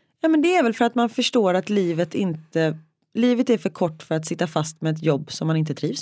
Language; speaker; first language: Swedish; native; Swedish